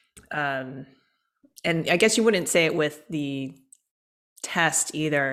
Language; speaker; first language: English; native; English